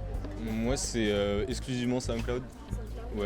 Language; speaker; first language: French; native; French